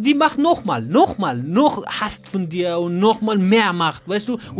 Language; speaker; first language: German; non-native, learner; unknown